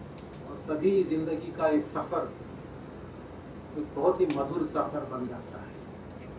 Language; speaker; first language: Hindi; non-native, local second language; Telugu